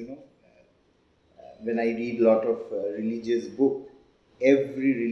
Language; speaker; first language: English; non-native, local second language; Hindi